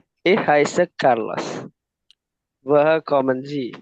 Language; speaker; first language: German; non-native, learner; Indonesian